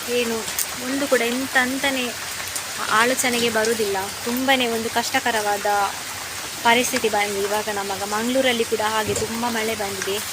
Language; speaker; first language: Kannada; non-native, local second language; Tulu